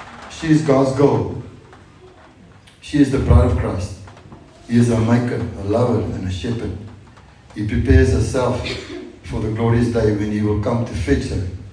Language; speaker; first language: English; non-native, local second language; Afrikaans